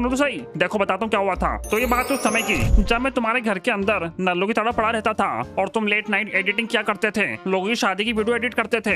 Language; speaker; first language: Hindi; native; Hindi